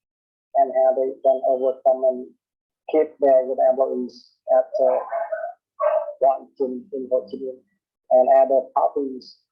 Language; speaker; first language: English; non-native, learner; Vietnamese